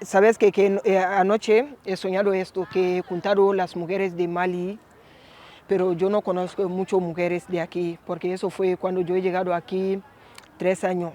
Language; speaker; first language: Spanish; non-native, learner; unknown